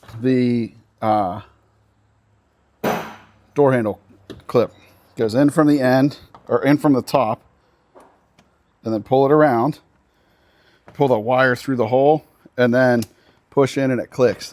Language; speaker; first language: English; native; English